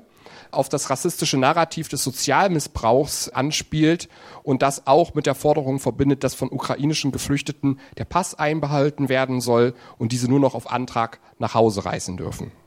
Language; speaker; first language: German; native; German